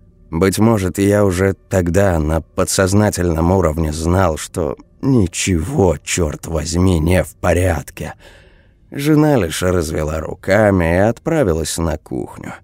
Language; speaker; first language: Russian; native; Russian